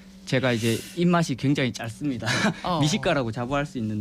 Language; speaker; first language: Korean; native; Korean